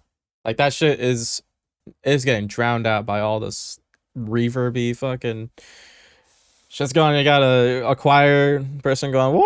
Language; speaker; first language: English; native; English